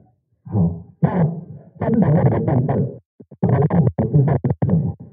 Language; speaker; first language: Chinese; native; Chinese